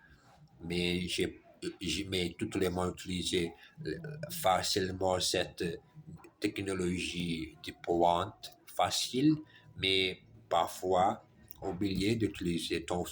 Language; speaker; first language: French; non-native, learner; German